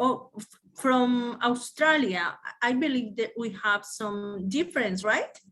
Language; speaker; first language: English; non-native, learner; Spanish